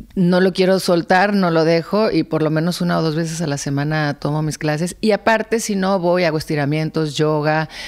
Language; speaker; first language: Spanish; native; Spanish